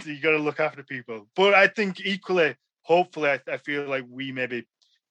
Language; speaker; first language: English; native; English